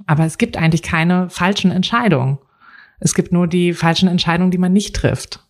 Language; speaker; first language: German; native; German